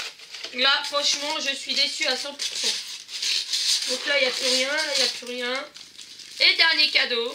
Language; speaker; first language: French; native; French